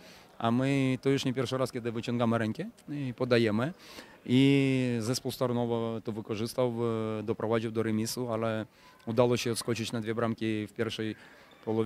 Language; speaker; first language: Polish; non-native, fluent; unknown